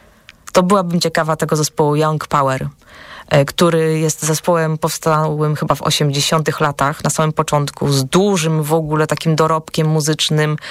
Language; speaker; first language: Polish; native; Polish